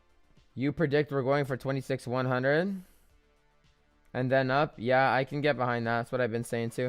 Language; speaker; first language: English; native; English